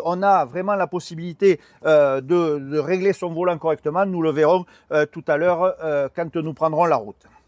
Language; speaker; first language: French; native; French